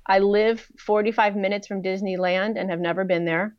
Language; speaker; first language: English; native; English